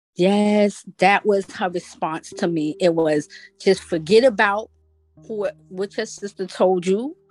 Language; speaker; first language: English; native; English